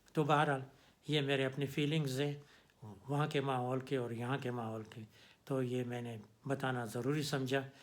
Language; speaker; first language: Urdu; non-native, local second language; Pashto